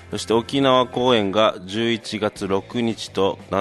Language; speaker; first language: Japanese; native; Japanese